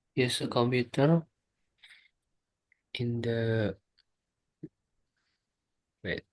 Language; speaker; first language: English; non-native, learner; Indonesian